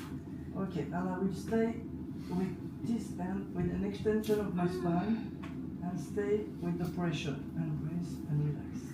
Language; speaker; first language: English; non-native, learner; French